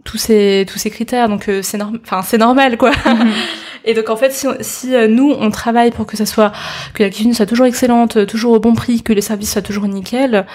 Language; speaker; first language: French; native; French